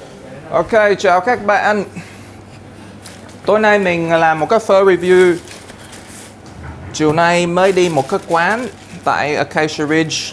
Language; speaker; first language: Vietnamese; early bilingual, heritage; Vietnamese